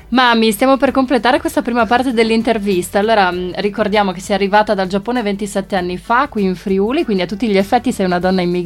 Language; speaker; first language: Italian; native; Italian